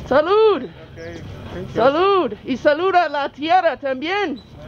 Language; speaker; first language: Spanish; non-native, learner; English